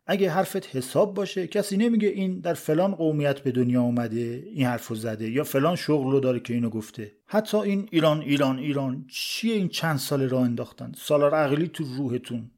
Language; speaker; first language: Persian; native; Persian